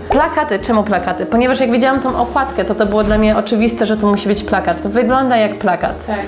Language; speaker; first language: Polish; native; Polish